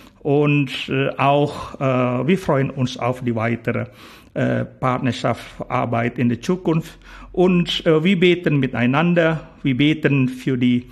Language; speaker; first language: German; non-native, fluent; Indonesian